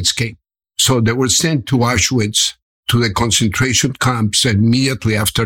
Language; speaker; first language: English; non-native, fluent; Spanish